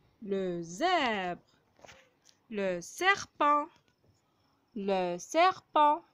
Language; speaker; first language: French; non-native, local second language; Arabic